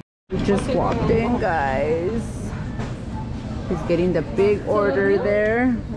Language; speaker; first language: English; early bilingual, other home language; Spanish